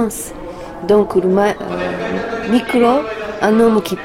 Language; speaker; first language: French; non-native, learner; Japanese